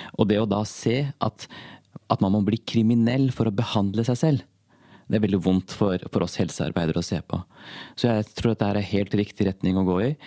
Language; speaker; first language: Norwegian; early bilingual, other home language; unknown